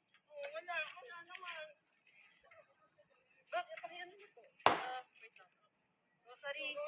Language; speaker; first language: Filipino; native; Filipino